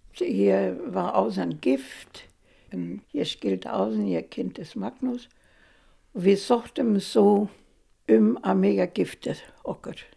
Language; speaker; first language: Icelandic; non-native, fluent; German